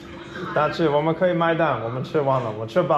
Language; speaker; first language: Chinese; non-native, learner; English